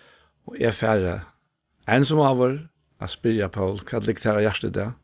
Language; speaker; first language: Danish; non-native, local second language; Faroese